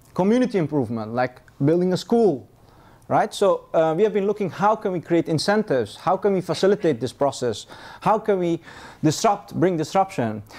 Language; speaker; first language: English; non-native, fluent; Persian